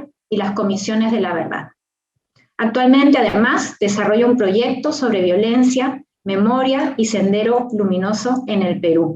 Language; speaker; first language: Spanish; native; Spanish